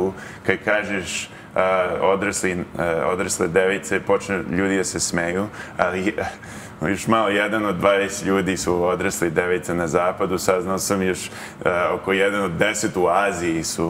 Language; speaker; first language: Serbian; early bilingual, heritage; Serbian